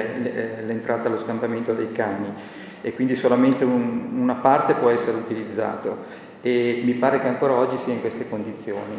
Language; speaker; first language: Italian; native; Italian